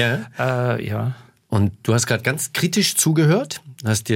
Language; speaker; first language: German; native; German